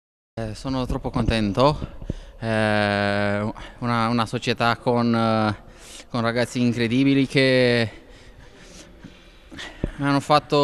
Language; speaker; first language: Italian; non-native, fluent; Romanian